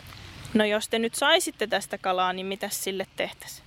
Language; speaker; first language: Finnish; native; Finnish